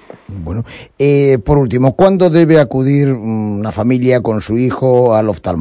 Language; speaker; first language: Spanish; native; Spanish